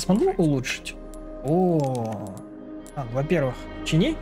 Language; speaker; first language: Russian; native; Russian